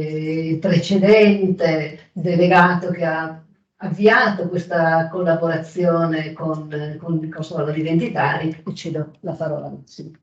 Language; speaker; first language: Italian; native; Italian